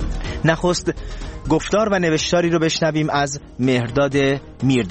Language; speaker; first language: Persian; native; Persian